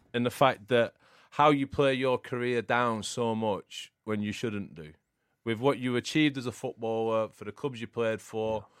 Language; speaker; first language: English; native; English